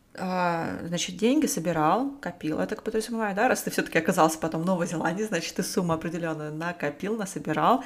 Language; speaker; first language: Russian; native; Russian